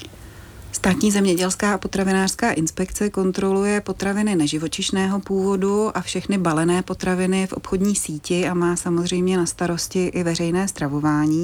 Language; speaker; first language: Czech; native; Czech